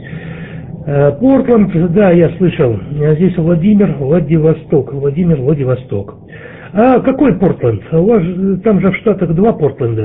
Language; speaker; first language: Russian; native; Russian